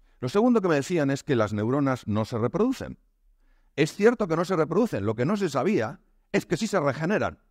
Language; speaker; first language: Spanish; native; Spanish